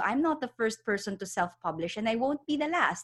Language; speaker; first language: English; non-native, local second language; Filipino